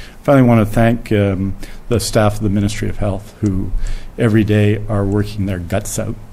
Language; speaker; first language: English; native; English